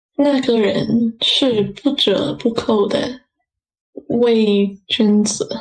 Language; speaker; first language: Chinese; non-native, learner; English